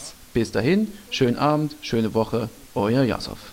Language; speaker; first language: German; native; German